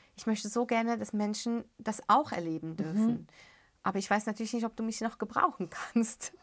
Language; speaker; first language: German; early bilingual, other home language; Arabic